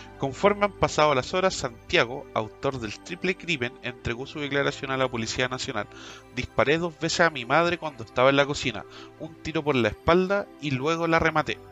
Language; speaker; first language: Spanish; native; Spanish